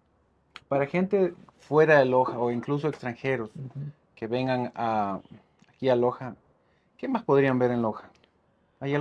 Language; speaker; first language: Spanish; non-native, fluent; English